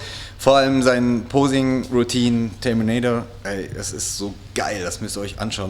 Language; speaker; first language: German; native; German